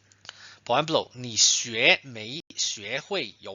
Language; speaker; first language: Spanish; non-native, fluent; Chinese